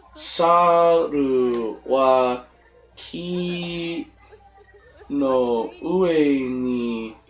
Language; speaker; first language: Japanese; non-native, learner; English